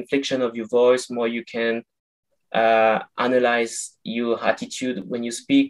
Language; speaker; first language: English; non-native, fluent; French